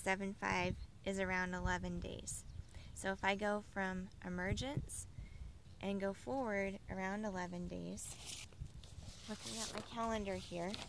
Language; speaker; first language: English; native; English